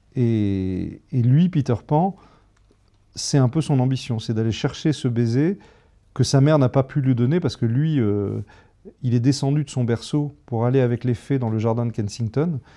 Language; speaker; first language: French; native; French